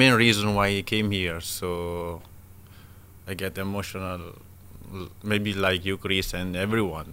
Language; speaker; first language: English; non-native, learner; Italian